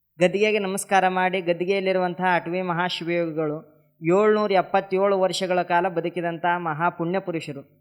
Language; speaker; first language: Kannada; native; Kannada